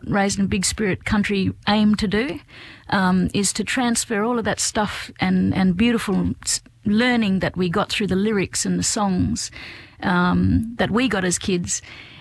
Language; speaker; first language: English; native; English